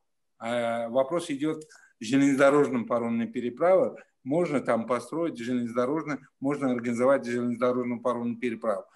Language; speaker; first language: Russian; non-native, fluent; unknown